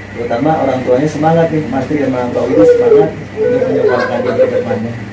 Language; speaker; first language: Indonesian; native; Indonesian